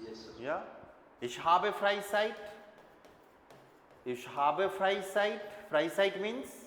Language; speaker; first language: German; non-native, fluent; Hindi